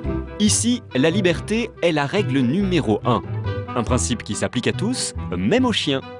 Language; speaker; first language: French; native; French